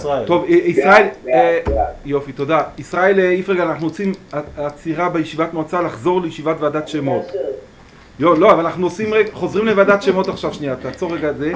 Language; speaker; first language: Hebrew; native; Hebrew